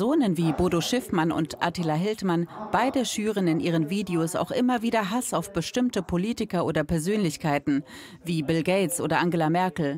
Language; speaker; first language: German; native; German